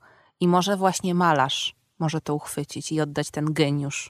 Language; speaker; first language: Polish; native; Polish